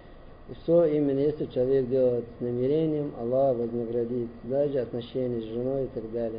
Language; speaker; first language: Russian; non-native, learner; Arabic